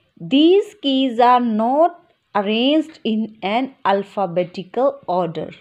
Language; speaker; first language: English; non-native, local second language; Hindi